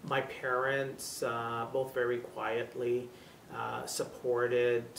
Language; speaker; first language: English; native; English